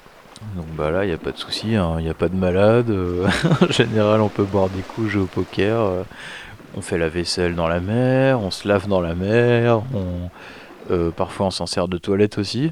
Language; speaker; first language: French; native; French